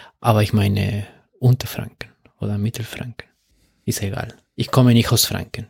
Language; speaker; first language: German; non-native, fluent; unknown